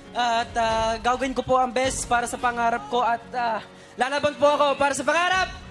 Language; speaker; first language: Filipino; early bilingual, heritage; Filipino